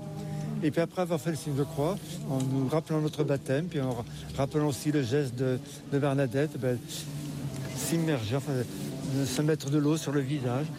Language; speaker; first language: French; native; French